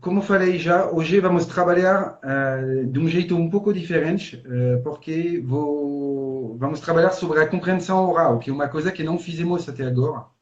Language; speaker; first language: Portuguese; non-native, fluent; French